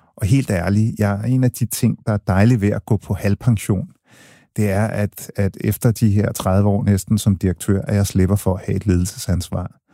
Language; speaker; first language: Danish; early bilingual, other home language; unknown